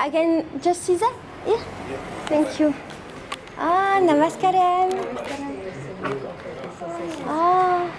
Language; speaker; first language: English; non-native, learner; French